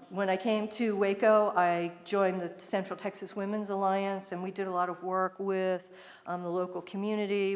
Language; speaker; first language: English; native; English